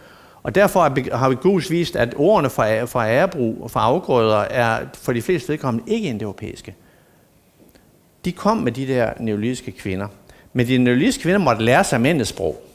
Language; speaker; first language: Danish; native; Danish